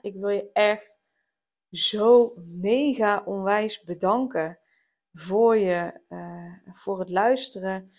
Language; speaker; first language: Dutch; native; Dutch